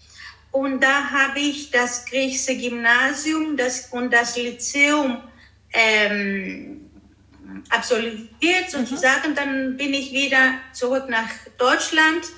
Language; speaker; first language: German; early bilingual, other home language; Greek